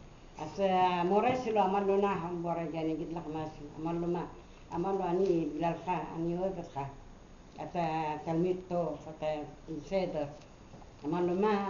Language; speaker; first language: Hebrew; non-native, learner; Arabic